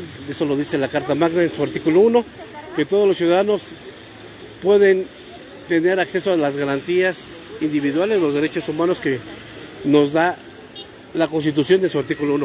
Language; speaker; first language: Spanish; native; Spanish